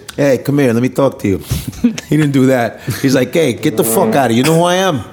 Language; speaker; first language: English; native; English